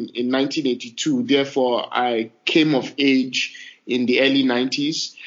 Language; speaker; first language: English; non-native, local second language; Hausa